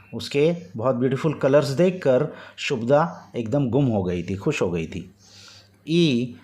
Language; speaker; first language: Hindi; non-native, local second language; Marathi